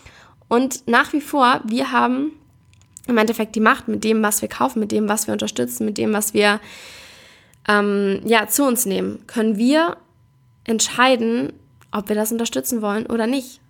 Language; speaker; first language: German; native; German